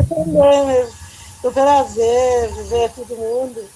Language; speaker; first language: Portuguese; non-native, fluent; Persian